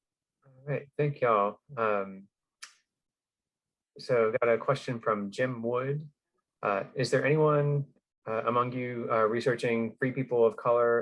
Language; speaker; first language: English; native; English